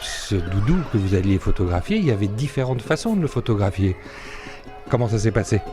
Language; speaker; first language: French; native; French